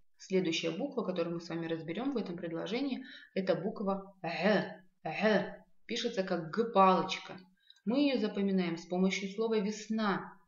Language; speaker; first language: Russian; non-native, local second language; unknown